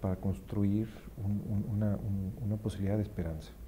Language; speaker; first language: Spanish; native; Spanish